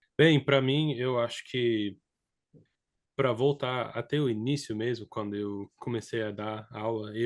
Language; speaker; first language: Portuguese; non-native, fluent; English